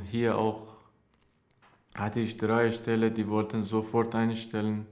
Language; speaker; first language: German; non-native, learner; Persian